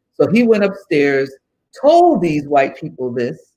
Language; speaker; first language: English; native; English